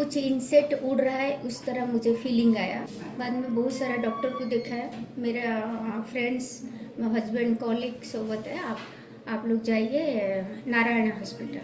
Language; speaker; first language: Hindi; non-native, local second language; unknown